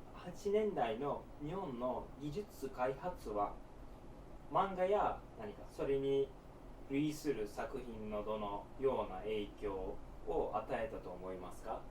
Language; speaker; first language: Japanese; non-native, learner; Turkish